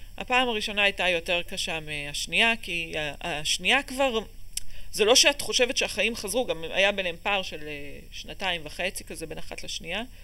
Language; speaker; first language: Hebrew; native; Hebrew